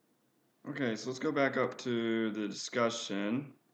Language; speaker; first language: English; native; English